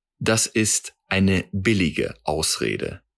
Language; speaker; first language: German; non-native, fluent; Russian